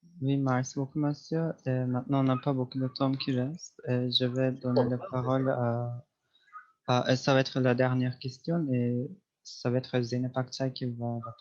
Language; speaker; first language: French; non-native, fluent; Turkish